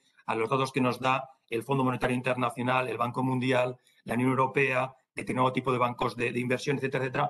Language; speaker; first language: Spanish; native; Spanish